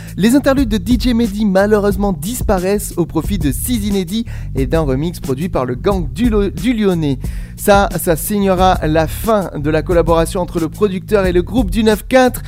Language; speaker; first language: French; native; French